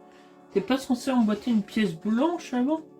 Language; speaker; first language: French; native; French